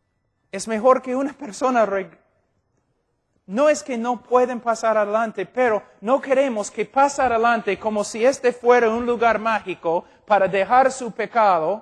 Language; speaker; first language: Spanish; non-native, fluent; English